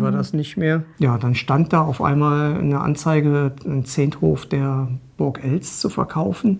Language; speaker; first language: German; native; German